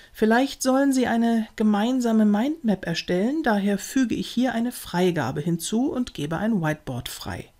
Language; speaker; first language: German; native; German